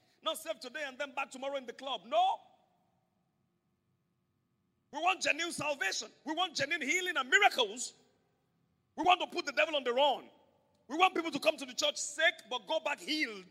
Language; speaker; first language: English; non-native, local second language; Yoruba